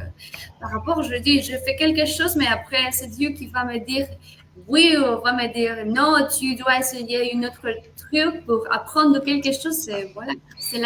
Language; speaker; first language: French; non-native, fluent; Spanish